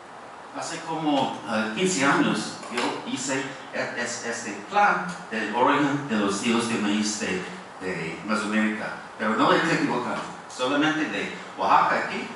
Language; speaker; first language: Spanish; non-native, fluent; English